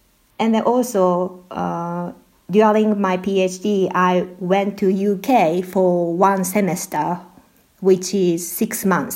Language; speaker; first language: English; non-native, learner; Japanese